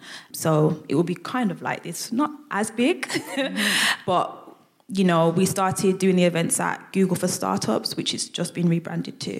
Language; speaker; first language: English; native; English